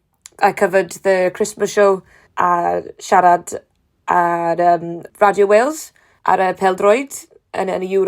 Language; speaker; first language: Welsh; non-native, learner; English